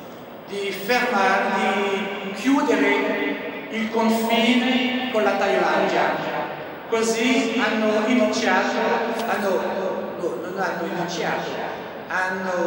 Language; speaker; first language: Italian; non-native, fluent; French